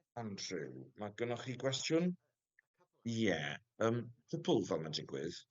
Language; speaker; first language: Welsh; native; Welsh